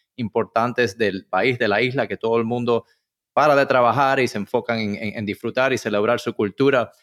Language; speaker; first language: Spanish; early bilingual, heritage; Spanish